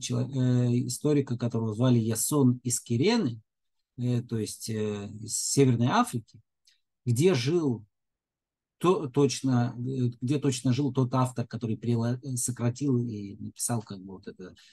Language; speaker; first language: Russian; native; Russian